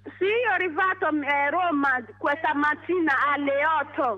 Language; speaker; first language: Italian; non-native, learner; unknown